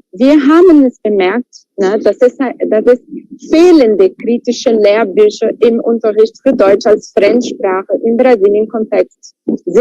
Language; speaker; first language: German; non-native, fluent; Portuguese